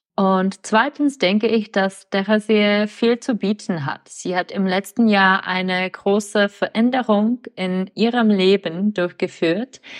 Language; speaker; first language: German; non-native, fluent; Czech